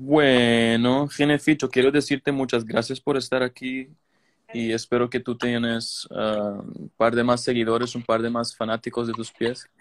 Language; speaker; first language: Spanish; non-native, learner; English